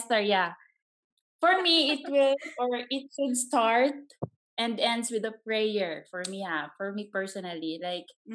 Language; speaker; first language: English; non-native, local second language; Cebuano